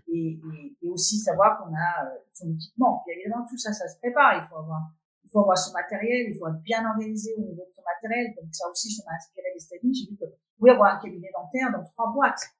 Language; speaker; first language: French; non-native, fluent; Danish